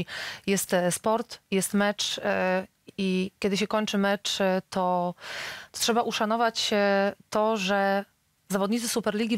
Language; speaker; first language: Polish; native; Polish